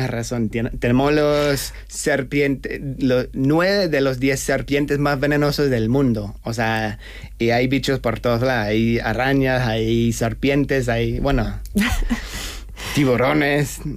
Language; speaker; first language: Spanish; non-native, fluent; English